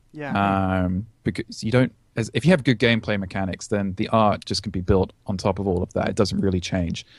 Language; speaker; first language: English; native; English